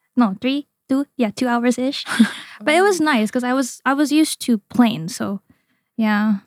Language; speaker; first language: English; non-native, fluent; Indonesian